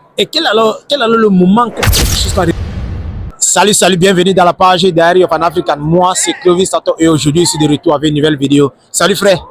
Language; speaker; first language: French; non-native, local second language; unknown